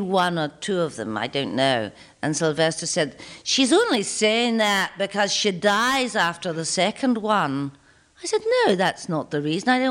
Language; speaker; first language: English; native; English